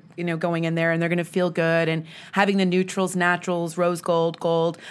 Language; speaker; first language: English; native; English